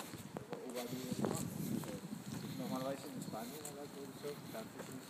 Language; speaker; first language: German; non-native, learner; Spanish